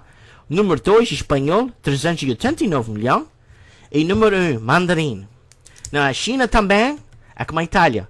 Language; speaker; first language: Portuguese; non-native, learner; English